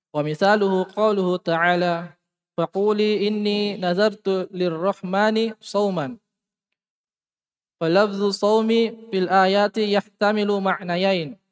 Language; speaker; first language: Arabic; non-native, learner; Indonesian